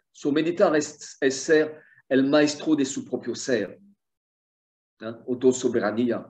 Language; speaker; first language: Spanish; non-native, fluent; French